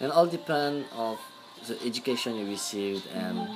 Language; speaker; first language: English; non-native, fluent; French